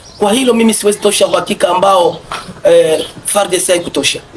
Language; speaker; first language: Swahili; native; Swahili